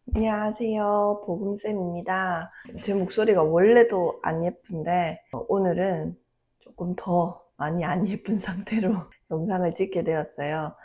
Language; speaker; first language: Korean; native; Korean